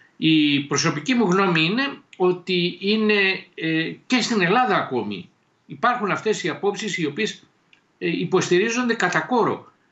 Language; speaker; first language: Greek; native; Greek